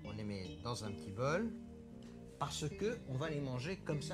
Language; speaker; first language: French; native; French